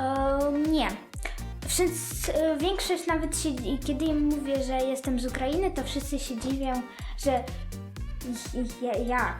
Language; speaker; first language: Polish; early bilingual, other home language; Ukrainian